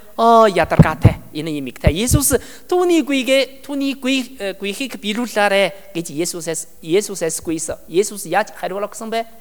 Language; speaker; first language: Mongolian; non-native, learner; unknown